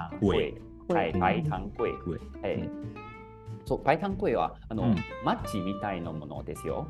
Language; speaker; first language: Japanese; non-native, learner; Chinese